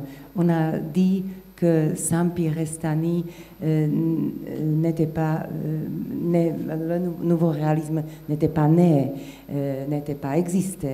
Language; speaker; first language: French; non-native, fluent; Slovak